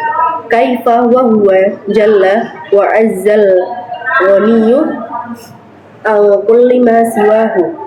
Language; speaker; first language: Arabic; non-native, learner; Indonesian